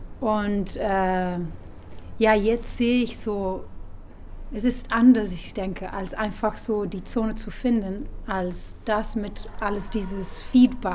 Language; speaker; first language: German; non-native, fluent; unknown